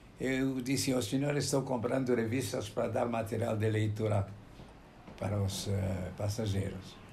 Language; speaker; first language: Portuguese; non-native, fluent; Romanian